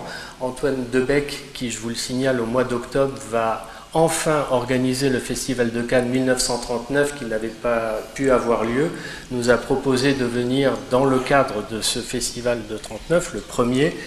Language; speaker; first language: French; native; French